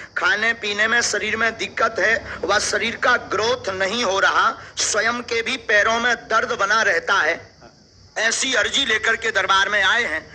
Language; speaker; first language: Hindi; native; Hindi